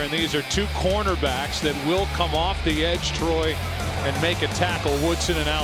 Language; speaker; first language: English; native; English